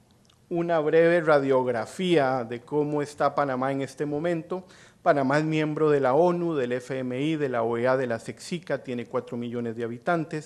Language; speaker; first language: Spanish; native; Spanish